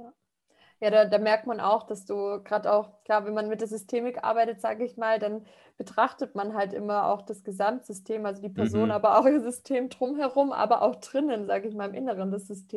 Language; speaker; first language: German; native; German